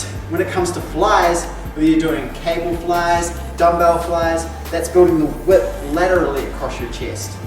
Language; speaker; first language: English; native; English